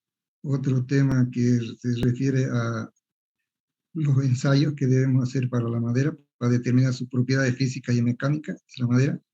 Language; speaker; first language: Spanish; native; Spanish